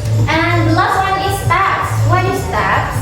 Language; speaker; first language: English; non-native, learner; Indonesian